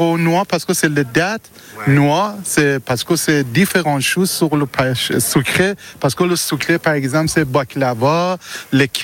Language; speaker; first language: French; non-native, learner; Persian